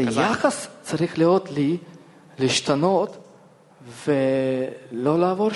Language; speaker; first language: Hebrew; non-native, fluent; Russian